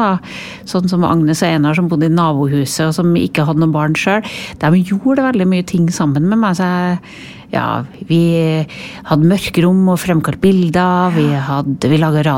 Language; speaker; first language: Norwegian; native; Norwegian